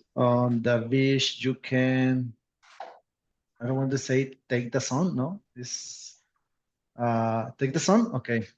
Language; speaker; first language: English; non-native, learner; Spanish